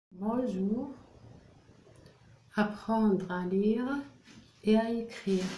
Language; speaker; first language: French; non-native, local second language; Arabic